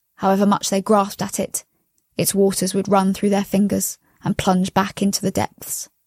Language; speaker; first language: English; native; English